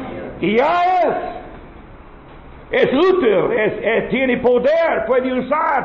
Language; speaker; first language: Spanish; non-native, learner; English